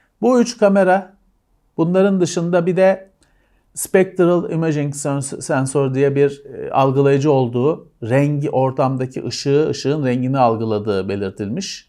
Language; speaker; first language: Turkish; native; Turkish